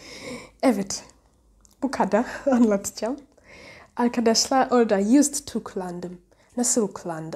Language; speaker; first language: Turkish; non-native, learner; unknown